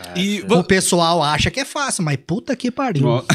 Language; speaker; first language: Portuguese; native; Portuguese